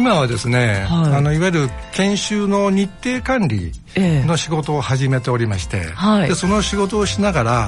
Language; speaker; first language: Japanese; native; Japanese